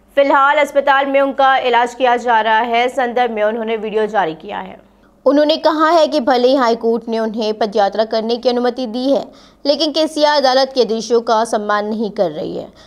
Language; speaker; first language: Hindi; native; Hindi